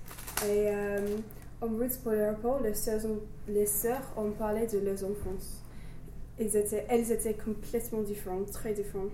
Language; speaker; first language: French; non-native, learner; English